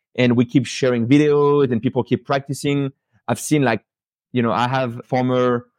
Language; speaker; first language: English; non-native, fluent; French